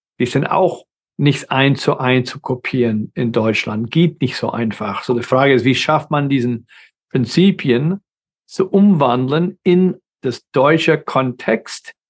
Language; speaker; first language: German; non-native, fluent; English